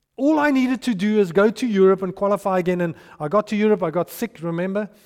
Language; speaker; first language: English; non-native, local second language; Afrikaans